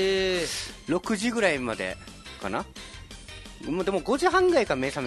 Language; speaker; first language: Japanese; native; Japanese